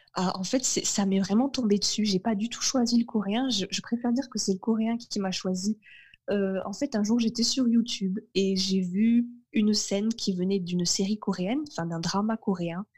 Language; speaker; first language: French; native; French